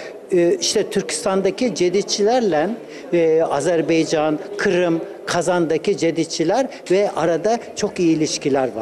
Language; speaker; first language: Turkish; early bilingual, other home language; Uzbek